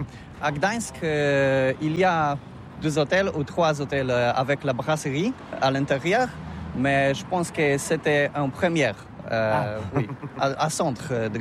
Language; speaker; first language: French; non-native, learner; Polish